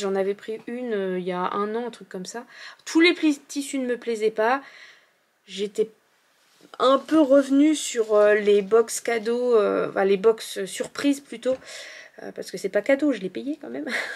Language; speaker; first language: French; native; French